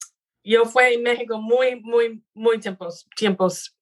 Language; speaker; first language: Spanish; non-native, learner; English